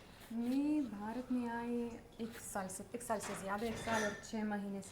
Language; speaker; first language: Hindi; non-native, fluent; Ukrainian